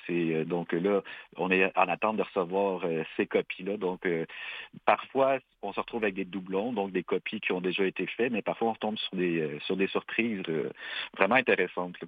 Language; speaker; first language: French; native; French